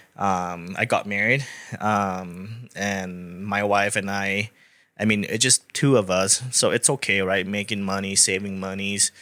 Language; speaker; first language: English; non-native, fluent; Thai